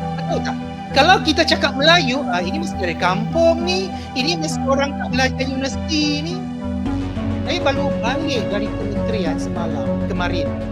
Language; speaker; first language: Malay; non-native, local second language; Chinese